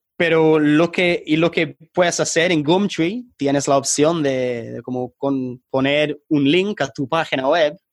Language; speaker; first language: Spanish; non-native, fluent; English